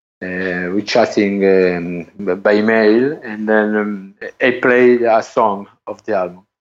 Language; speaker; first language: English; non-native, learner; Italian